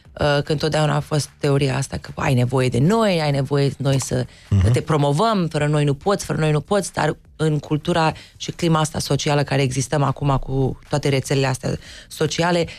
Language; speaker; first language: Romanian; native; Romanian